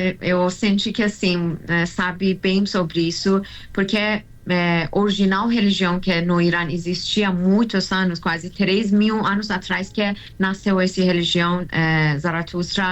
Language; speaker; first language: Portuguese; non-native, learner; Persian